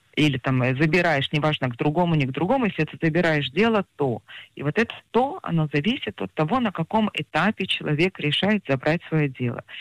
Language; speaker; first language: Russian; early bilingual, heritage; Russian